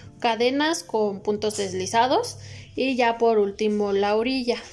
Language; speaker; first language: Spanish; native; Spanish